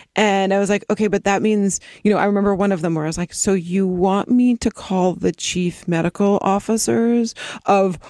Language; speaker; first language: English; native; English